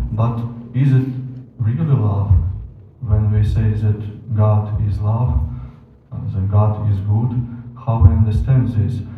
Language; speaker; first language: English; non-native, learner; Ukrainian